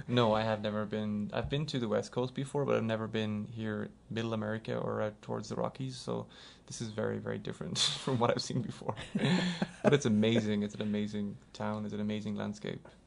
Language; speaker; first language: English; native; English